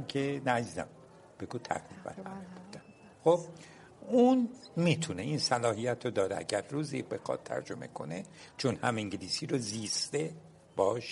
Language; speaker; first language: Persian; non-native, local second language; Turkish